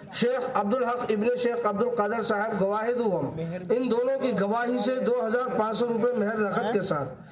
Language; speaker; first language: Urdu; native; Urdu